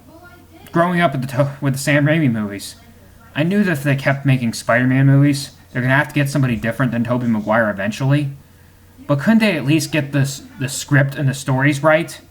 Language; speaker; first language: English; native; English